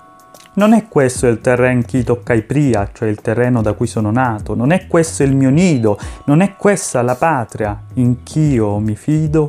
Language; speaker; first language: Italian; native; Italian